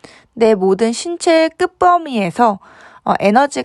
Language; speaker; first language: Korean; native; Korean